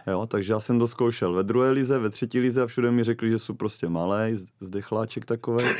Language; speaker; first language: Czech; native; Czech